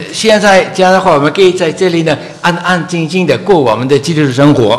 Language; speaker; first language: Chinese; non-native, fluent; English